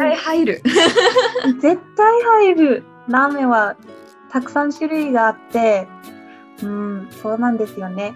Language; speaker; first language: Japanese; non-native, fluent; English